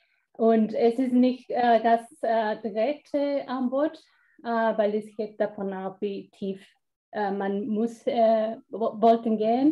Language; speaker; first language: German; non-native, fluent; Spanish